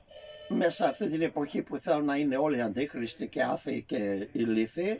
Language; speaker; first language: Greek; early bilingual, heritage; Greek